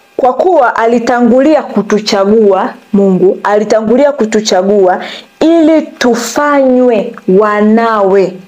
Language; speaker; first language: Swahili; native; Swahili